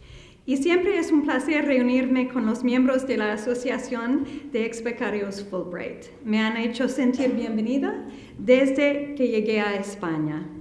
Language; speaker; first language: Spanish; non-native, fluent; English